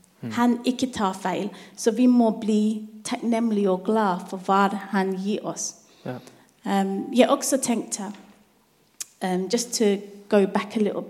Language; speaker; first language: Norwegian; non-native, learner; English